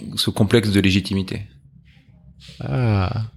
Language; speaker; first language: French; native; French